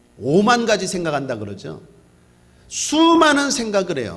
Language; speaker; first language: Korean; native; Korean